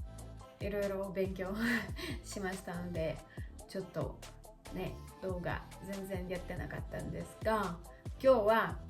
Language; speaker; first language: Japanese; non-native, learner; Russian